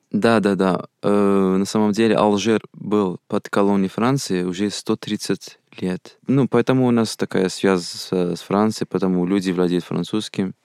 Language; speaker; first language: Russian; non-native, fluent; Arabic